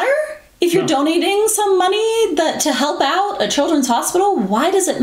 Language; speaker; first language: English; native; English